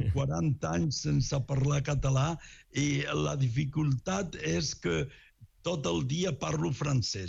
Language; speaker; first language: Catalan; non-native, local second language; Spanish